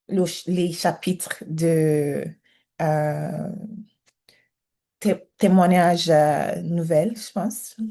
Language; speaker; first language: French; non-native, learner; English